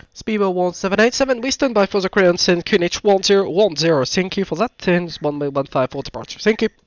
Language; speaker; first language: English; non-native, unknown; French